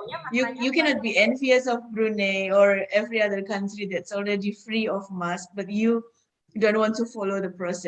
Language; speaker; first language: English; non-native, fluent; Indonesian